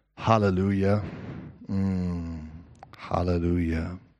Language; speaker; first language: German; non-native, learner; English